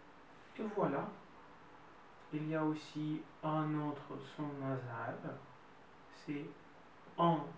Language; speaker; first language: French; non-native, fluent; Russian